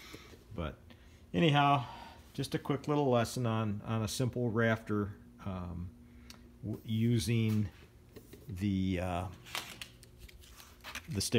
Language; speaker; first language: English; native; English